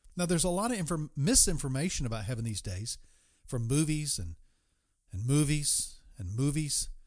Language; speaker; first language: English; native; English